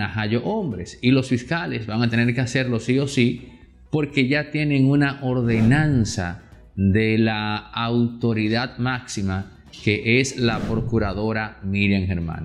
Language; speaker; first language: Spanish; native; Spanish